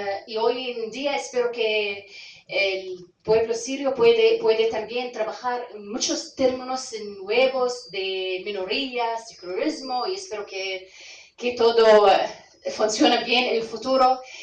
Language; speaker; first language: Spanish; non-native, fluent; Arabic